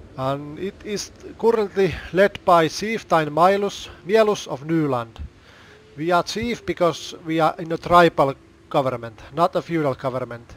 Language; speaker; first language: English; non-native, fluent; Finnish